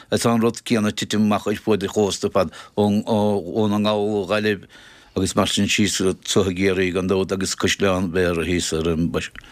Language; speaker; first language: Irish; native; Irish